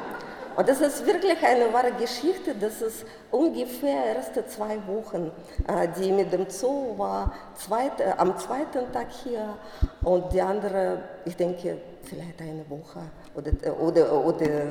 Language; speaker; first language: German; non-native, fluent; Russian